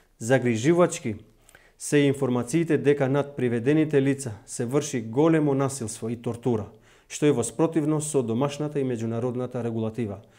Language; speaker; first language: Macedonian; non-native, local second language; Albanian